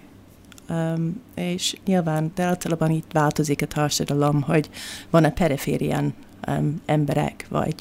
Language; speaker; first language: Hungarian; non-native, fluent; English